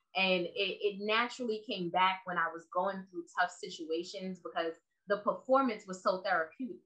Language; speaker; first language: English; native; English